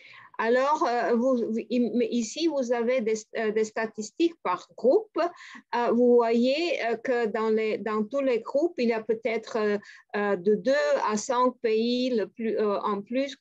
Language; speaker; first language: French; non-native, fluent; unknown